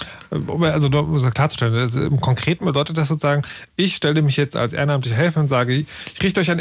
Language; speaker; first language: German; native; German